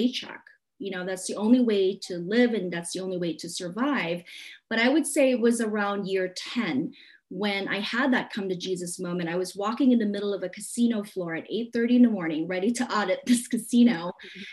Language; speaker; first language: English; non-native, local second language; Cantonese